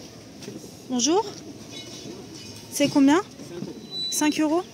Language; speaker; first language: French; native; French